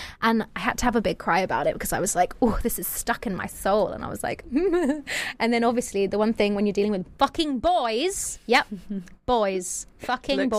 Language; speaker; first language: English; native; English